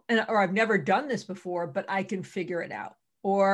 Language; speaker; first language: English; native; English